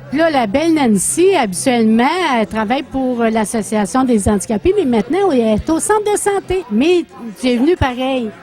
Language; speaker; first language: French; native; French